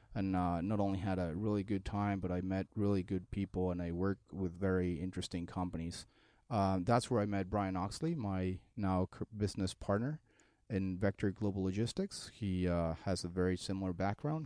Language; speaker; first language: English; non-native, fluent; Spanish